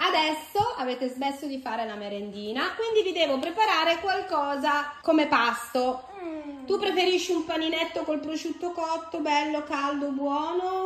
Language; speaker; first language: Italian; native; Italian